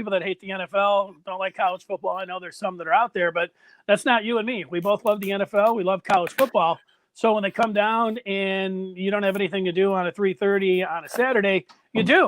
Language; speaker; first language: English; native; English